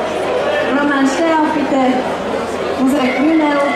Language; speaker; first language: German; non-native, fluent; Slovak